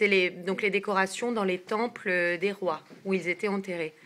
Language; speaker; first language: French; native; French